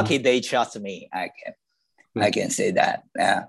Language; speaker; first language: English; non-native, learner; Chinese